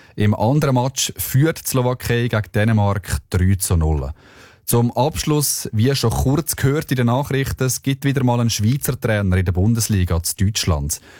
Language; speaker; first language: German; native; German